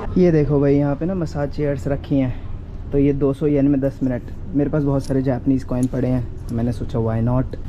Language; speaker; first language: Hindi; native; Hindi